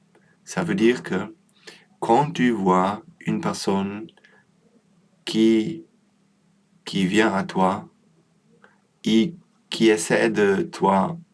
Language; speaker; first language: French; non-native, learner; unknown